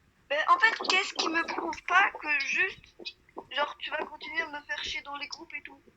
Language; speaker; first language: French; native; French